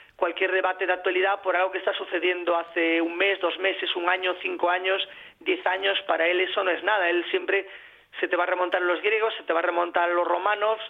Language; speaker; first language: Spanish; native; Spanish